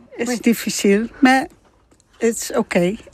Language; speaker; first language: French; non-native, learner; Dutch